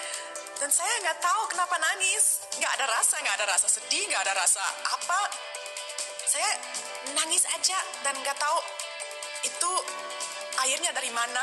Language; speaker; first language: Indonesian; non-native, fluent; German